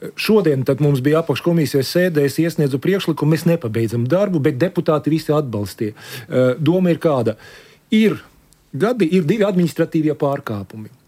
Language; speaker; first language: Latvian; non-native, local second language; Russian